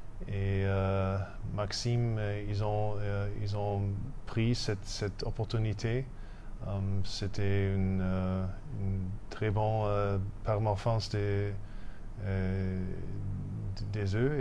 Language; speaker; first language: French; non-native, fluent; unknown